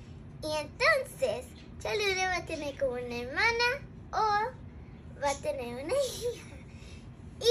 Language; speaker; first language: Spanish; early bilingual, heritage; Spanish